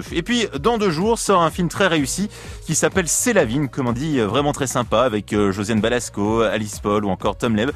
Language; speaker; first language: French; native; French